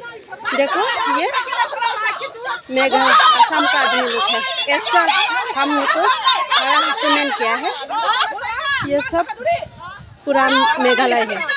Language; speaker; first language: Hindi; non-native, local second language; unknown